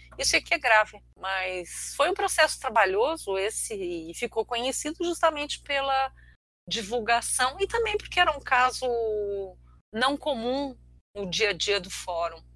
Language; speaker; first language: Portuguese; early bilingual, other home language; Armenian